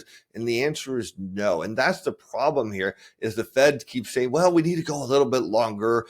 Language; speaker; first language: English; native; English